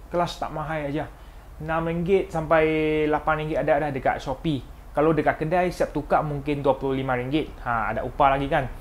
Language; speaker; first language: Malay; non-native, local second language; Chinese